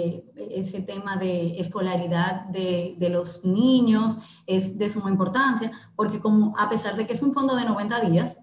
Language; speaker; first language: Spanish; native; Spanish